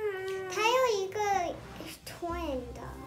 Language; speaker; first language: Chinese; early bilingual, heritage; Chinese